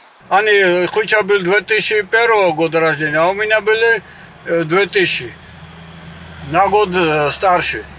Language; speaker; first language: Russian; non-native, learner; Georgian